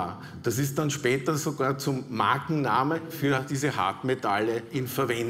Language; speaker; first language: German; native; German